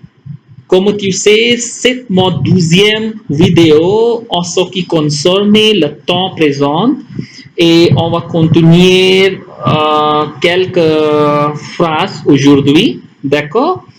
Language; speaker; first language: French; non-native, fluent; Hindi